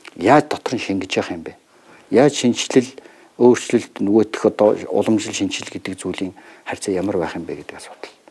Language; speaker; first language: Mongolian; native; Mongolian